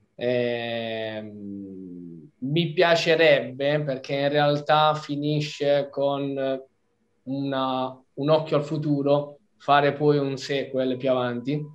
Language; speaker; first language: Italian; native; Italian